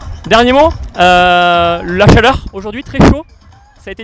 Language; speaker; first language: French; native; French